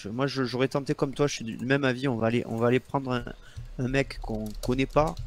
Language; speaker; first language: French; native; French